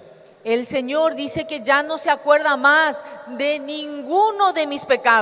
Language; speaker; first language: Spanish; native; Spanish